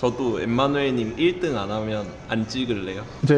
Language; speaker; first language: Korean; native; Korean